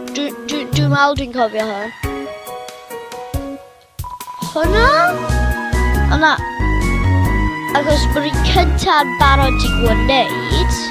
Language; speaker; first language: Welsh; non-native, local second language; English